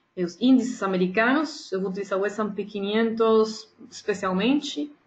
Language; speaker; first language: Portuguese; non-native, fluent; Spanish